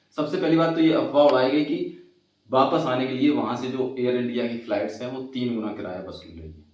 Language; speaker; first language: Hindi; native; Hindi